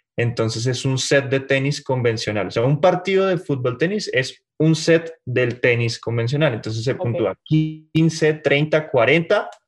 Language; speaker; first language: Spanish; native; Spanish